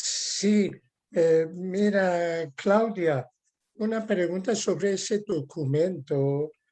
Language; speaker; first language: Spanish; non-native, fluent; Persian